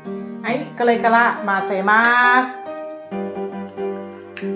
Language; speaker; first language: Japanese; non-native, learner; Thai